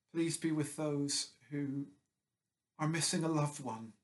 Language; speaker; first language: English; native; English